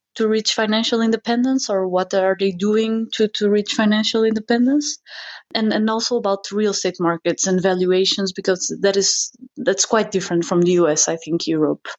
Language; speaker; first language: English; non-native, fluent; Portuguese